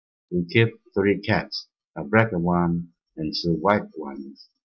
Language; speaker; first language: English; non-native, fluent; Chinese